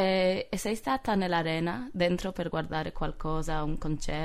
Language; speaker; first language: Italian; non-native, fluent; English